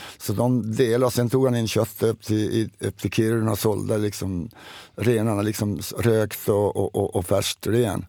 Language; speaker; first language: Swedish; native; Swedish